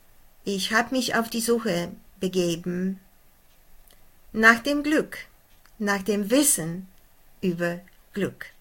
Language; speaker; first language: German; non-native, fluent; Polish